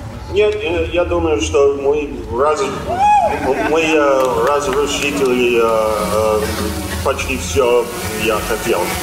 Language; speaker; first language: Russian; non-native, learner; English